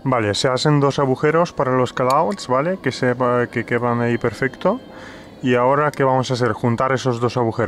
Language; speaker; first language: Spanish; native; Spanish